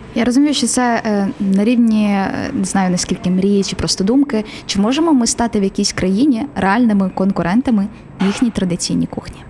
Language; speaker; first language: Ukrainian; native; Ukrainian